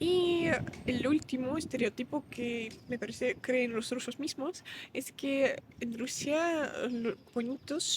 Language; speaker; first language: Spanish; non-native, fluent; Russian